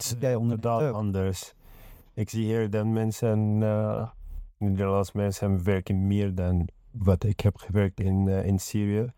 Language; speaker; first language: Dutch; non-native, learner; Arabic